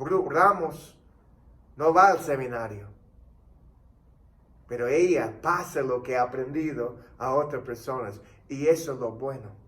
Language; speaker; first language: Spanish; non-native, fluent; English